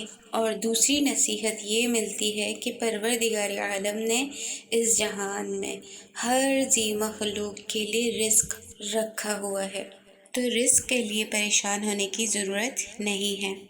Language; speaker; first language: Urdu; native; Urdu